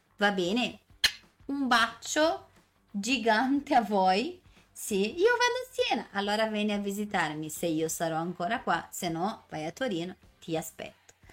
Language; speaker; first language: Italian; non-native, fluent; Portuguese